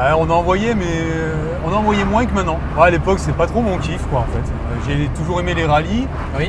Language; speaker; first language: French; native; French